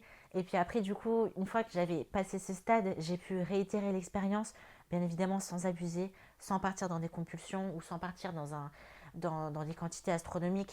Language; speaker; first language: French; native; French